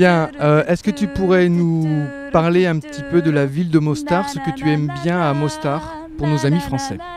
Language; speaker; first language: French; native; French